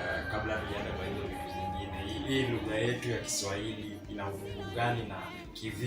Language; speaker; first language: Swahili; non-native, local second language; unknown